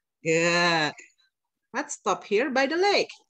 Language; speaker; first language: English; non-native, fluent; Indonesian